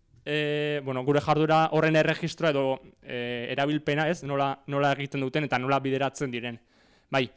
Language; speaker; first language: Basque; native; Basque